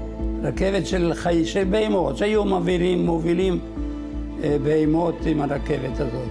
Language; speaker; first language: Hebrew; non-native, fluent; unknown